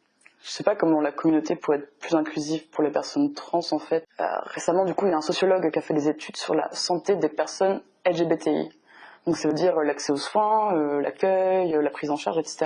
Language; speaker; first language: French; native; French